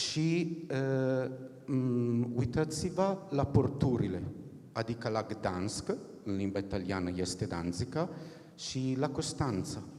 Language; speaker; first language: Romanian; non-native, fluent; Italian